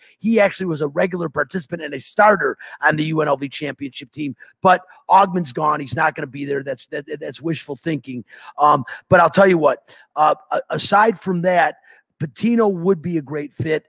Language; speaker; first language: English; native; English